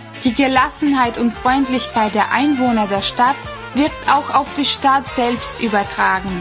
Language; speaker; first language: German; non-native, fluent; Russian